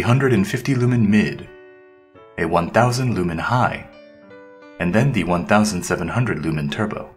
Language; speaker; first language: English; native; English